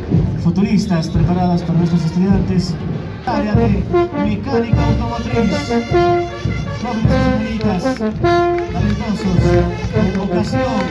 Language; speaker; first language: Spanish; native; Spanish